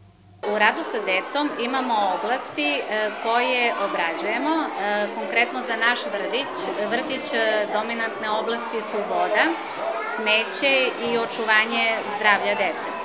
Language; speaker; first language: Serbian; native; Serbian